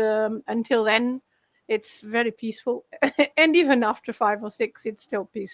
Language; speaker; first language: English; non-native, fluent; Portuguese